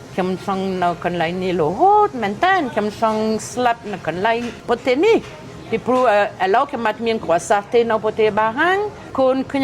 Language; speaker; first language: Khmer; non-native, fluent; French